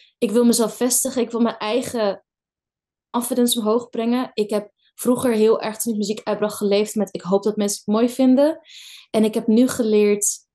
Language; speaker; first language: Dutch; early bilingual, other home language; Kurdish